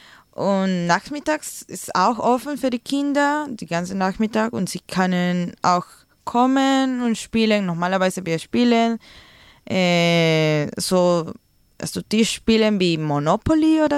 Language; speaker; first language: German; non-native, learner; Spanish